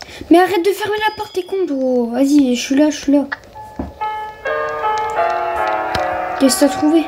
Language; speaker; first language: French; native; French